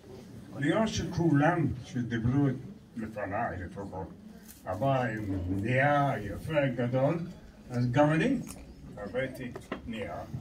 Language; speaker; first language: Hebrew; non-native, learner; English